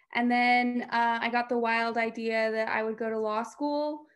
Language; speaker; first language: English; native; English